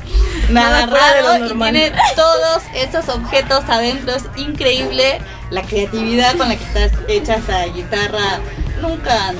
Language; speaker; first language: Spanish; native; Spanish